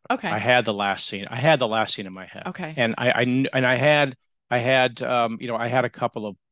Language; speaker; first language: English; native; English